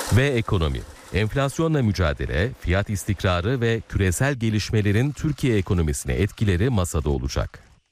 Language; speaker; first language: Turkish; native; Turkish